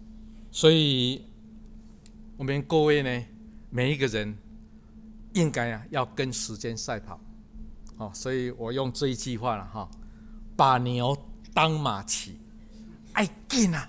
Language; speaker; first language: Chinese; non-native, local second language; Min Nan Chinese